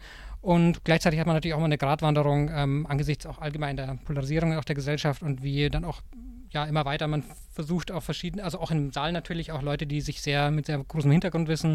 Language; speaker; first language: German; native; German